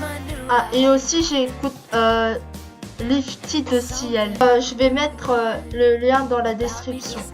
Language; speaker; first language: French; early bilingual, other home language; Korean